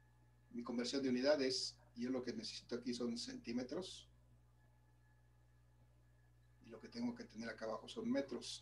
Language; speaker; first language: Spanish; native; Spanish